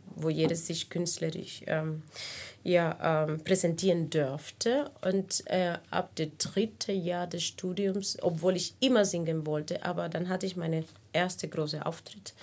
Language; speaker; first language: German; non-native, fluent; Spanish